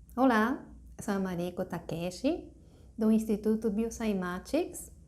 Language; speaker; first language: Portuguese; non-native, fluent; Japanese